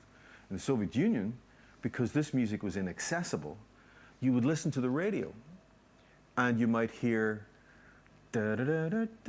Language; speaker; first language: English; native; English